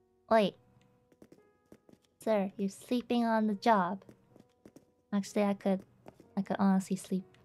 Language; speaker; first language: English; early bilingual, other home language; Japanese